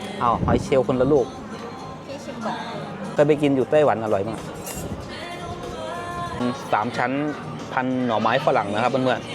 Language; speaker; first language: Thai; native; Thai